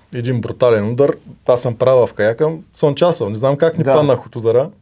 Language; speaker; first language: Bulgarian; native; Bulgarian